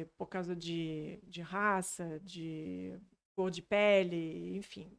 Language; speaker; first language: Portuguese; non-native, fluent; French